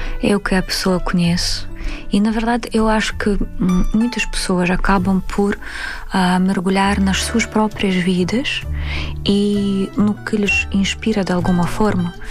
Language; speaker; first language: Portuguese; non-native, fluent; Russian